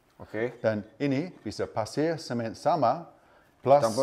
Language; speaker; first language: Indonesian; non-native, learner; English